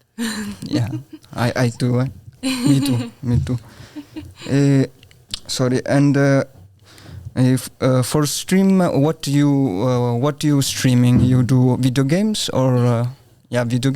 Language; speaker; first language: English; non-native, learner; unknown